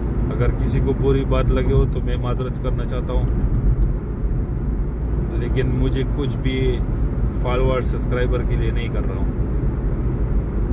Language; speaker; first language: Hindi; non-native, local second language; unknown